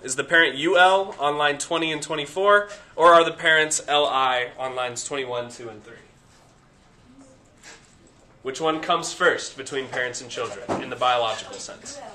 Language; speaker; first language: English; native; English